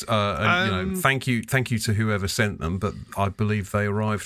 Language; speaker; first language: English; native; English